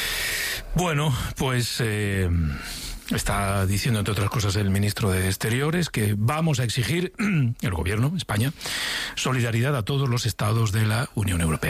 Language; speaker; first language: Spanish; native; Spanish